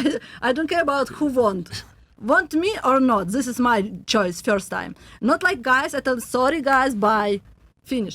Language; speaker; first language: English; non-native, learner; Russian